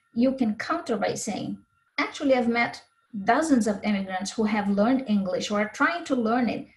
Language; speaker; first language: English; non-native, fluent; Portuguese